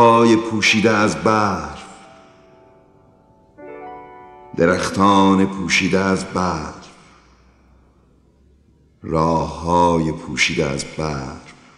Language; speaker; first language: Persian; native; Persian